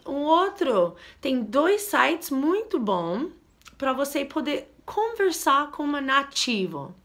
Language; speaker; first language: Portuguese; non-native, fluent; English